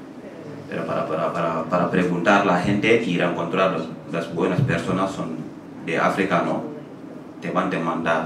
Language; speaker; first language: Spanish; non-native, learner; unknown